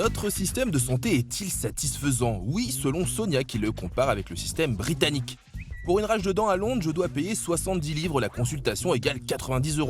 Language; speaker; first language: French; native; French